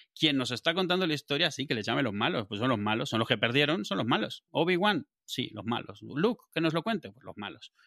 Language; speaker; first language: Spanish; native; Spanish